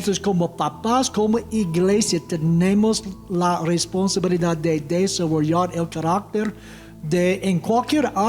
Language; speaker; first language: Spanish; non-native, fluent; English